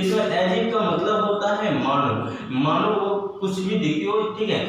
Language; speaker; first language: Hindi; native; Hindi